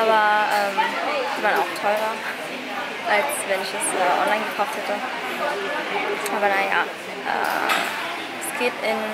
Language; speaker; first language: German; early bilingual, other home language; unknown